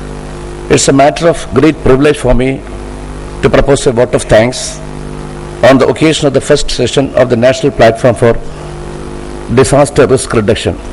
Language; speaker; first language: English; non-native, local second language; Malayalam